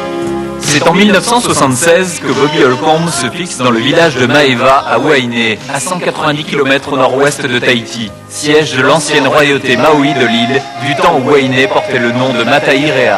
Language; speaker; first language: French; native; French